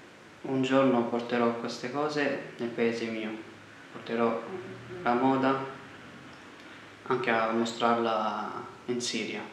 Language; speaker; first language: Italian; non-native, fluent; Arabic